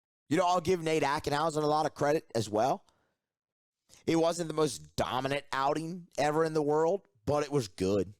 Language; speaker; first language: English; native; English